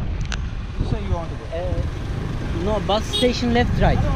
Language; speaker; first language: English; non-native, learner; Turkish